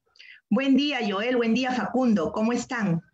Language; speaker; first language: Spanish; native; Spanish